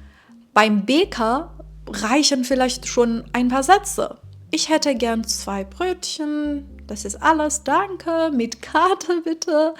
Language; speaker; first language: German; non-native, fluent; Persian